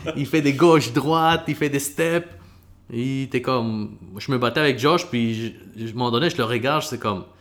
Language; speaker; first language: French; early bilingual, other home language; Spanish